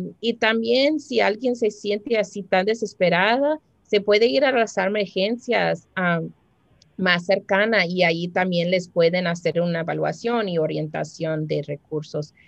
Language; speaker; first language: Spanish; early bilingual, heritage; Spanish